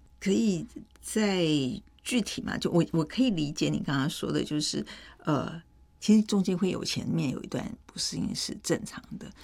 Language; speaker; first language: Chinese; native; Chinese